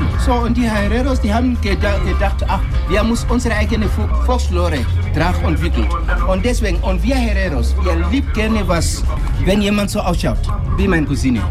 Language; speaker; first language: German; non-native, local second language; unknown